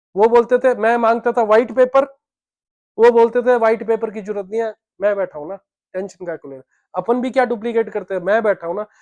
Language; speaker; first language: Hindi; native; Hindi